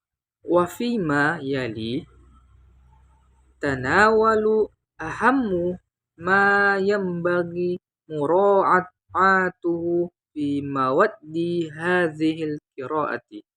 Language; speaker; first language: Arabic; non-native, learner; Indonesian